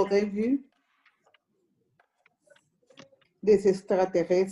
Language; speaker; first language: French; non-native, fluent; Spanish